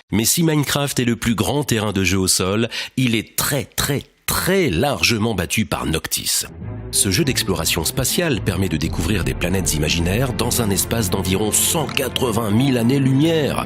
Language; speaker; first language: French; native; French